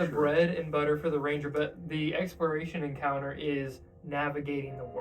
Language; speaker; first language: English; native; English